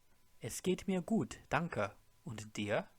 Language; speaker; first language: German; non-native, fluent; English